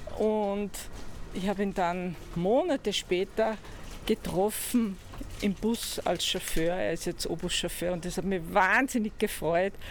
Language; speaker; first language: German; native; German